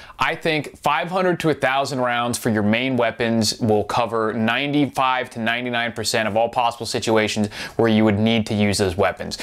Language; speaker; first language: English; native; English